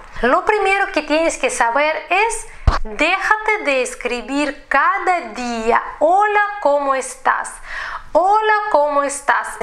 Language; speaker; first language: Spanish; non-native, fluent; Russian